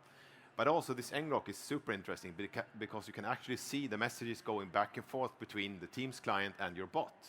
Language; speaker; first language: English; non-native, fluent; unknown